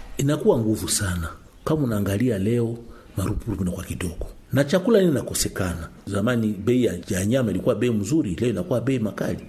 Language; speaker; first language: Swahili; non-native, local second language; Nande